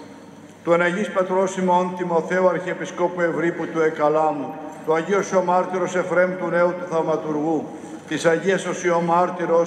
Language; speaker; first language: Greek; native; Greek